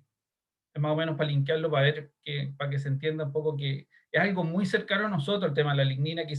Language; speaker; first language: Spanish; native; Spanish